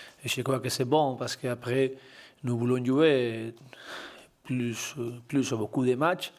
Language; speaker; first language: French; non-native, learner; Spanish